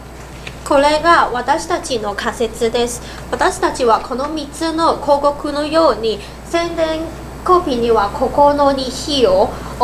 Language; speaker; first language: Japanese; non-native, learner; Cantonese